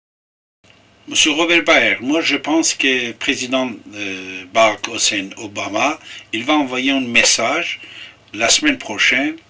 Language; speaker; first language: French; non-native, fluent; Persian